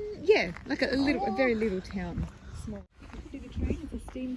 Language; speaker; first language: English; native; English